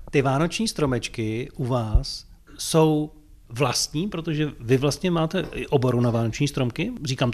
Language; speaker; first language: Czech; native; Czech